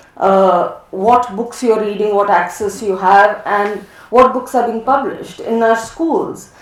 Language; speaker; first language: English; non-native, local second language; Hindi